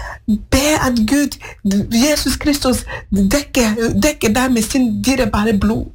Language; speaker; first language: Norwegian; non-native, fluent; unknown